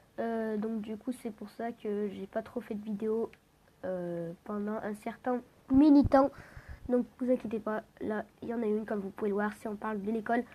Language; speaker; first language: French; native; French